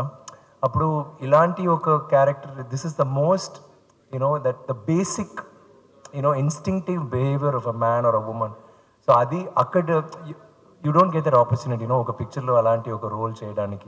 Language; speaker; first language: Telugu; non-native, fluent; Tamil